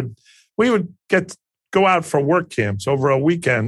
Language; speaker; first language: English; native; English